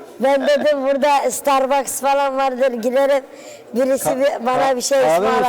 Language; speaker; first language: Turkish; early bilingual, other home language; Arabic